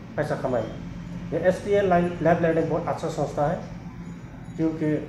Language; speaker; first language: Hindi; non-native, local second language; Bodo